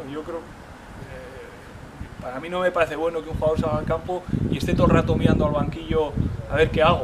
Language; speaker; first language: Spanish; native; Spanish